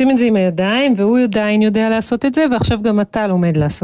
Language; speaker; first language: Hebrew; native; Hebrew